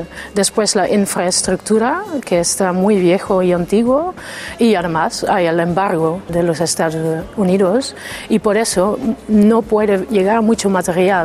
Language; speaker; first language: Spanish; non-native, fluent; Dutch